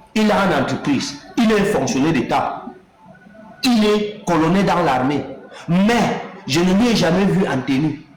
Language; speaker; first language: French; non-native, local second language; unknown